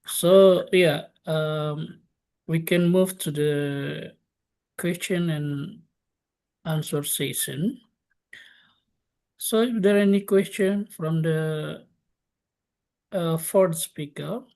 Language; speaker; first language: English; non-native, local second language; Indonesian